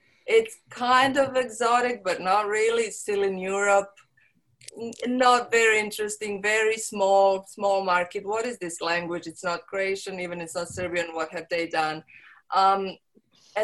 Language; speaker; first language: English; non-native, fluent; Serbian